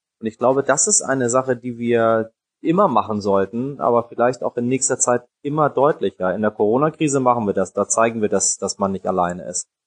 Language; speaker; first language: German; early bilingual, other home language; Persian